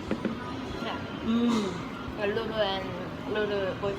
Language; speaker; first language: English; non-native, learner; Korean